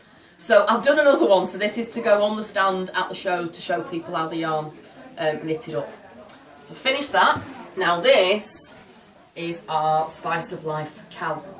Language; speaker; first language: English; native; English